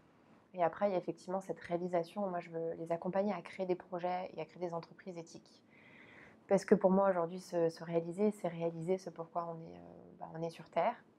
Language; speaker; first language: French; native; French